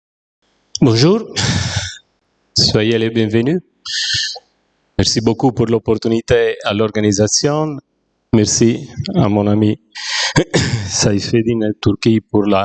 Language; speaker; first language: French; non-native, fluent; Italian